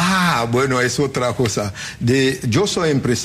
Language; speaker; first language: Spanish; non-native, fluent; Haitian Creole